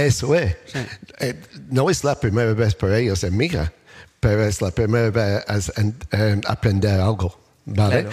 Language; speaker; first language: Spanish; non-native, learner; English